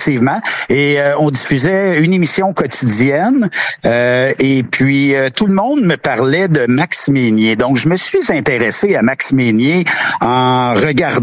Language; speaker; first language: French; native; French